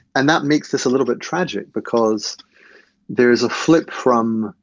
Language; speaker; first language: English; native; English